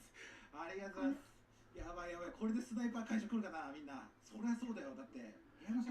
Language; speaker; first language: Japanese; native; Japanese